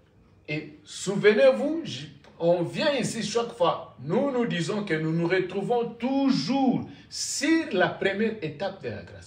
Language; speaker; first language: French; non-native, local second language; Lingala